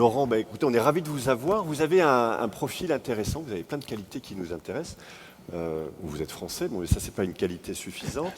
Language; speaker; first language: French; native; French